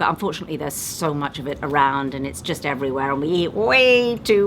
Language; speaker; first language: English; native; English